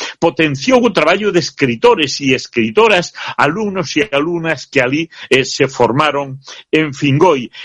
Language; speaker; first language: Galician; native; Galician